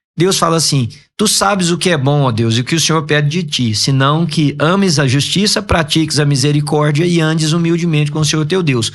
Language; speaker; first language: Portuguese; native; Portuguese